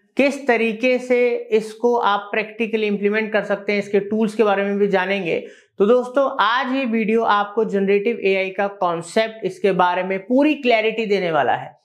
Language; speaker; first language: Hindi; native; Hindi